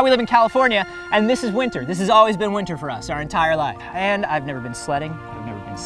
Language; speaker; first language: English; native; English